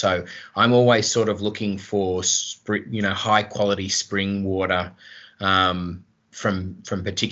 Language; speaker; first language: English; native; English